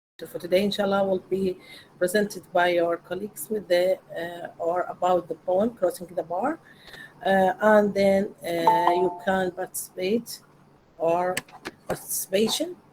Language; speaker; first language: English; non-native, learner; Arabic